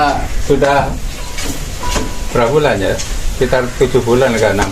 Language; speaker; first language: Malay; non-native, local second language; Javanese